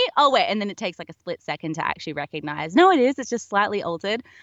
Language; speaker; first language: English; native; English